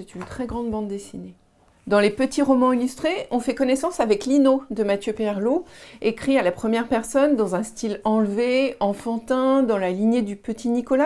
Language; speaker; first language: French; native; French